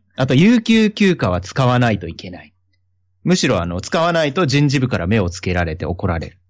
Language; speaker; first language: Japanese; native; Japanese